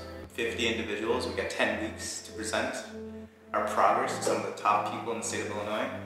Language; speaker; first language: English; native; English